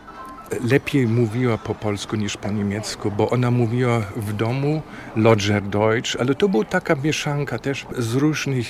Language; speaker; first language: Polish; non-native, fluent; German